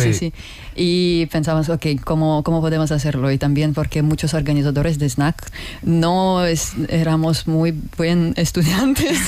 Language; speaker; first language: Spanish; non-native, learner; Russian